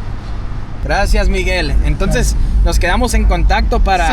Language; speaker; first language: Spanish; early bilingual, heritage; English